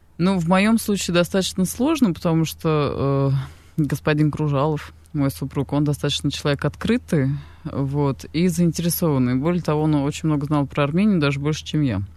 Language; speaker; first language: Russian; non-native, local second language; Armenian